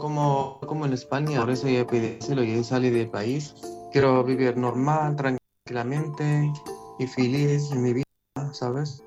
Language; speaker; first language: Spanish; non-native, learner; Arabic